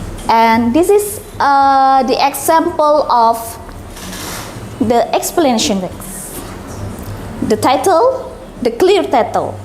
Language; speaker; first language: English; non-native, learner; Indonesian